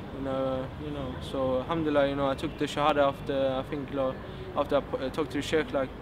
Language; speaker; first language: English; non-native, fluent; Swedish